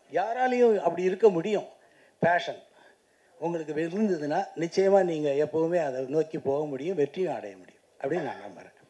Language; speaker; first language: Tamil; native; Tamil